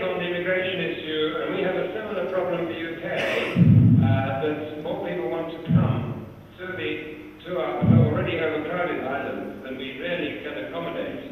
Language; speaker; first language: English; native; English